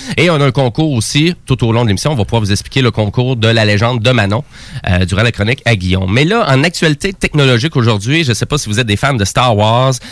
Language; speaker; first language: French; native; French